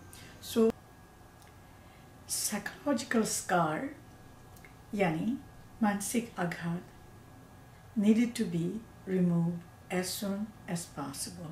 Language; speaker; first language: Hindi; non-native, learner; Bangla